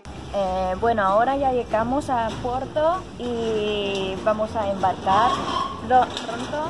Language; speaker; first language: Spanish; non-native, learner; Thai